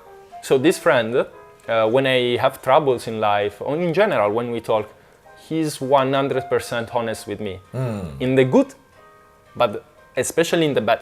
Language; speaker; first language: English; non-native, fluent; Italian